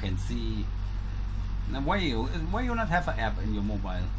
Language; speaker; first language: English; non-native, learner; German